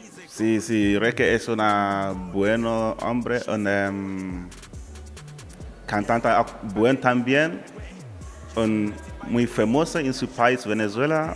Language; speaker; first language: Spanish; non-native, learner; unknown